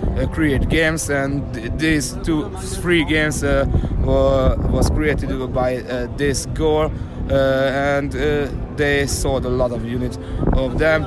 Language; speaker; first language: English; non-native, learner; Hungarian